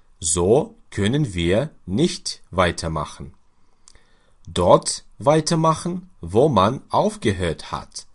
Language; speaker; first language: German; non-native, fluent; Russian